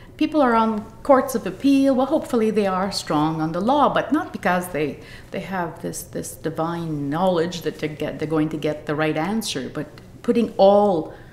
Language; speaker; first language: English; native; English